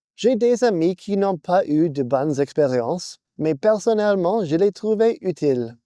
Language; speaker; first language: French; non-native, fluent; English